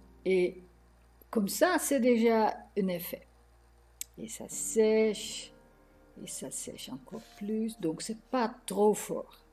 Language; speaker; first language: French; non-native, fluent; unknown